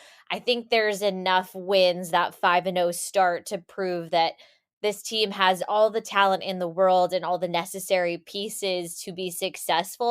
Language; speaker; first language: English; native; English